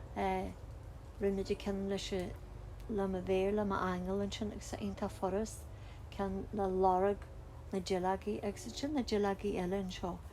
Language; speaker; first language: Irish; native; Irish